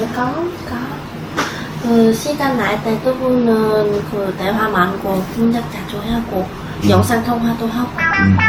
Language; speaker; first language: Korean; non-native, learner; Vietnamese